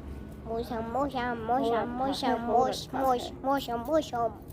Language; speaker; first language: Hindi; native; Hindi